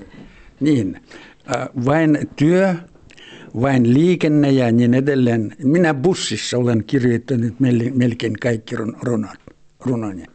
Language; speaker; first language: Finnish; early bilingual, heritage; Finnish